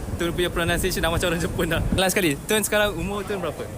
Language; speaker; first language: Malay; native; Malay